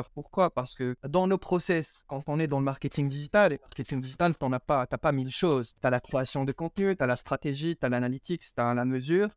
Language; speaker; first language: French; non-native, local second language; Arabic